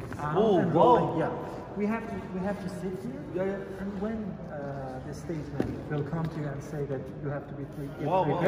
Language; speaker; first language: English; non-native, learner; Urdu